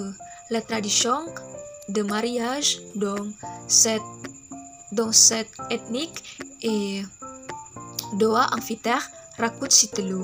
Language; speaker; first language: French; non-native, learner; Indonesian